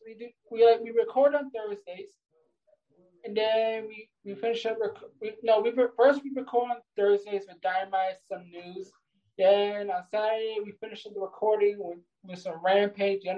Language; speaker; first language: English; native; English